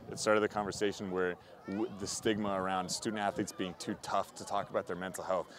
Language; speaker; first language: English; native; English